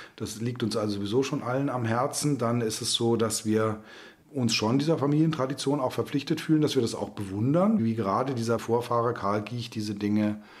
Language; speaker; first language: German; native; German